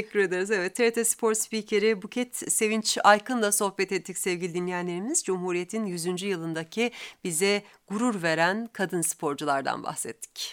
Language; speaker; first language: Turkish; native; Turkish